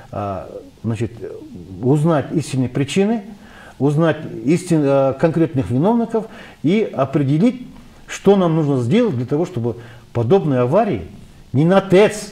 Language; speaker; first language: Russian; non-native, local second language; Kyrgyz